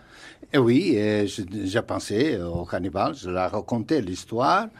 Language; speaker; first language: French; non-native, fluent; Portuguese